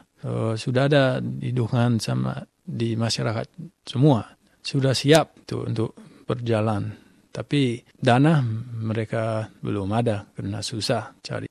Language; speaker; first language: Indonesian; non-native, fluent; English